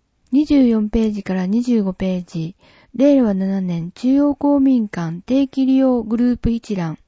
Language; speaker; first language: Japanese; native; Japanese